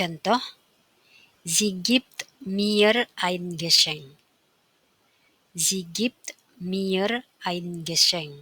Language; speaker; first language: German; non-native, fluent; Indonesian